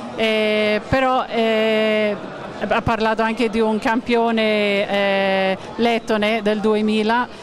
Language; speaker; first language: Italian; native; Italian